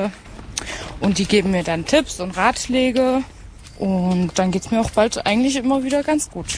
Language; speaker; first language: German; native; German